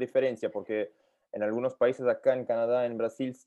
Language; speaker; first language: Spanish; non-native, learner; Portuguese